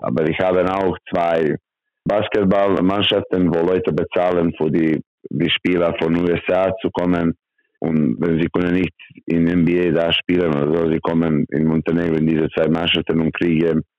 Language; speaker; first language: German; non-native, learner; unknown